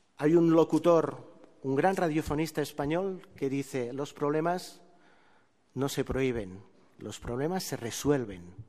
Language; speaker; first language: Spanish; non-native, local second language; Catalan